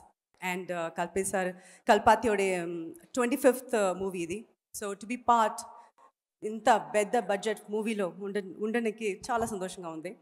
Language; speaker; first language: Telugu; non-native, fluent; Tamil